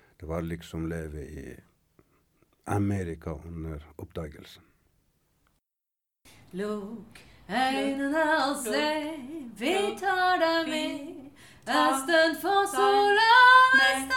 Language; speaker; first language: Norwegian; non-native, fluent; Persian